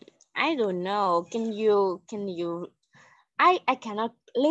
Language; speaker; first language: English; non-native, learner; Vietnamese